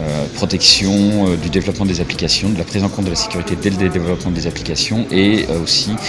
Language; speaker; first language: French; native; French